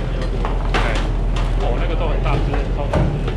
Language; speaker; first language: Chinese; native; Chinese